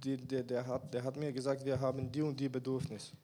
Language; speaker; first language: German; non-native, fluent; Bulgarian